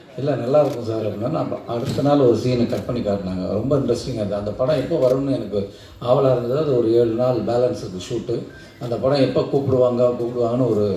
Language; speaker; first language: Tamil; native; Tamil